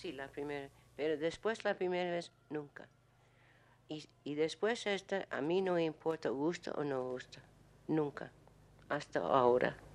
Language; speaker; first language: Spanish; non-native, learner; English